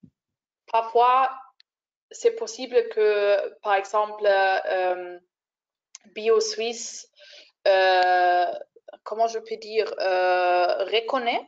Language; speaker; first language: French; non-native, fluent; German